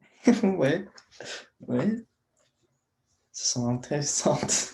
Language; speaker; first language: French; non-native, learner; English